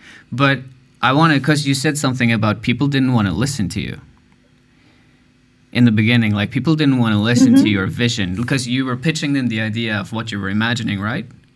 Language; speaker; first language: English; non-native, fluent; Norwegian